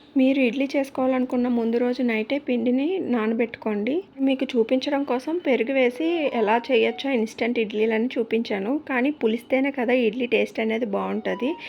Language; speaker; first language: Telugu; native; Telugu